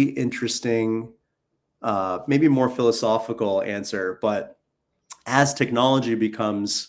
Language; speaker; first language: English; native; English